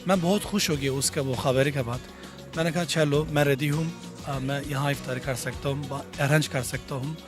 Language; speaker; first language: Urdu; non-native, learner; Turkish